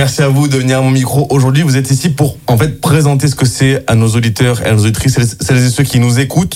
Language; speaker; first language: French; native; French